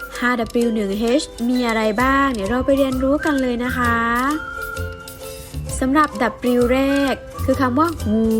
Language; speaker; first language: Thai; native; Thai